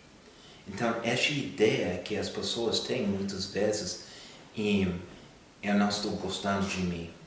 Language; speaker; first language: Portuguese; non-native, fluent; English